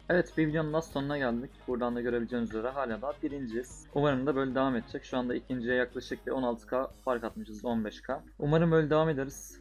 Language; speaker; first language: Turkish; native; Turkish